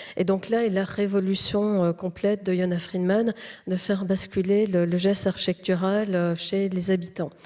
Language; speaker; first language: French; native; French